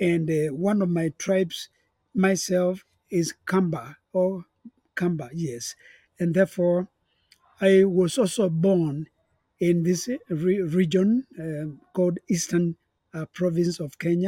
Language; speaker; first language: English; non-native, local second language; Kamba